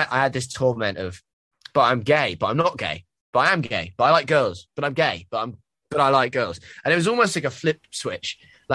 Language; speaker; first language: English; native; English